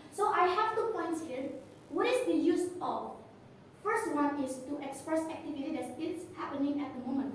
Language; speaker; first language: English; non-native, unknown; Indonesian